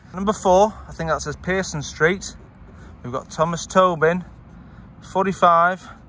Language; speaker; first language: English; native; English